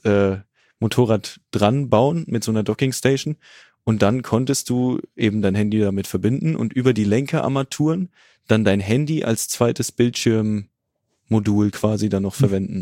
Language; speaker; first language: German; native; German